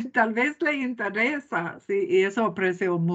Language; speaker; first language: Spanish; non-native, fluent; English